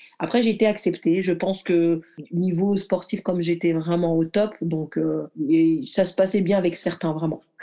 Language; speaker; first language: French; early bilingual, other home language; Arabic